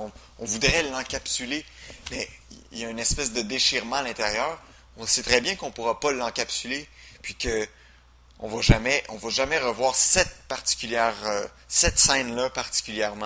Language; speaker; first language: French; native; French